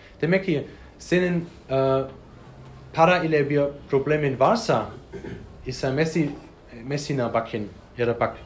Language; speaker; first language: Turkish; non-native, learner; German